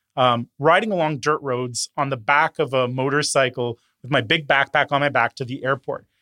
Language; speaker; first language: English; native; English